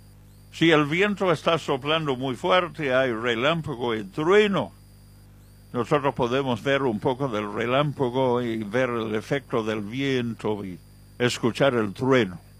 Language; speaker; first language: Spanish; non-native, fluent; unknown